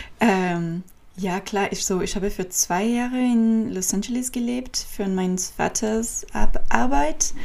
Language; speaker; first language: German; non-native, learner; French